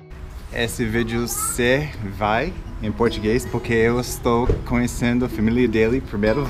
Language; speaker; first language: Portuguese; non-native, learner; English